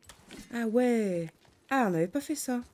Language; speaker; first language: French; native; French